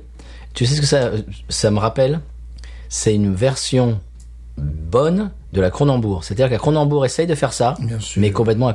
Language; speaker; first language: French; native; French